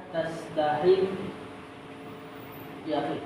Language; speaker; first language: Arabic; non-native, learner; Indonesian